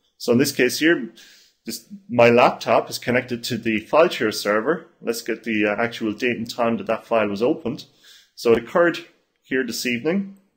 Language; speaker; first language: English; native; English